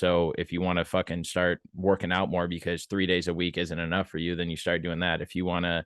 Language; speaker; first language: English; native; English